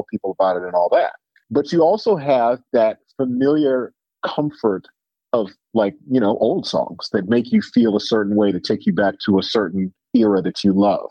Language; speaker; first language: English; native; English